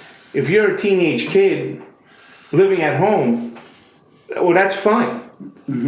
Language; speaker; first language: English; native; English